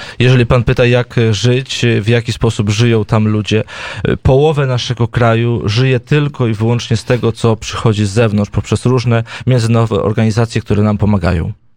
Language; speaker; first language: Polish; native; Polish